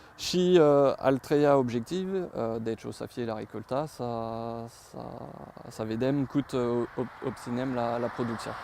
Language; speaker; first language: Romanian; non-native, fluent; French